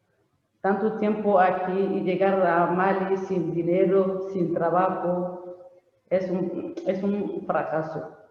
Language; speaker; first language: Spanish; non-native, learner; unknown